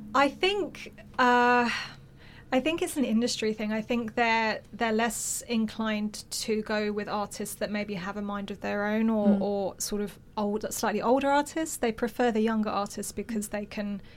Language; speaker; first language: English; native; English